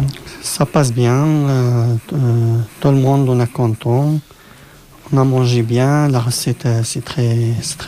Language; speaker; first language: French; non-native, learner; Arabic